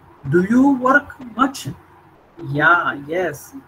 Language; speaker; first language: English; non-native, local second language; Marathi